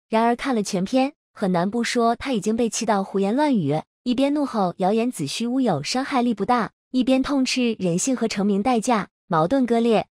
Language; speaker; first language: Chinese; native; Chinese